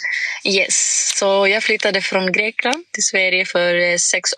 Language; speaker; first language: Swedish; non-native, fluent; Greek